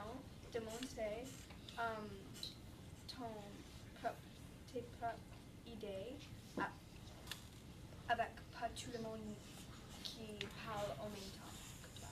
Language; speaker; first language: French; non-native, learner; English